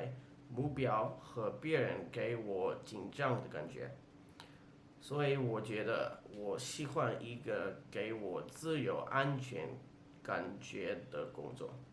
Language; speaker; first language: Chinese; non-native, fluent; English